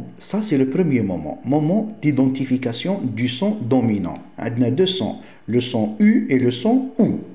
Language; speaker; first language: French; non-native, local second language; Arabic